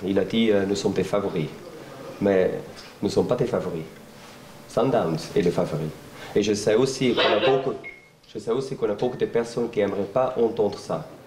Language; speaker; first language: French; non-native, local second language; Swiss German